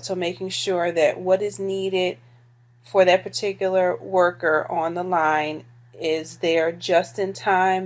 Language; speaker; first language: English; native; English